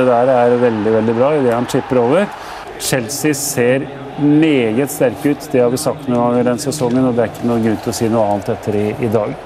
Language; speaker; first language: Norwegian; native; Norwegian